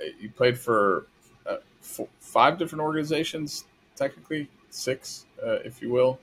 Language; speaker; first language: English; native; English